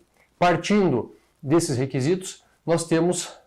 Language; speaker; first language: Portuguese; native; Portuguese